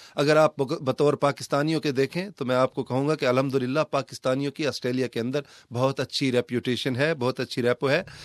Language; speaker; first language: Urdu; non-native, local second language; Saraiki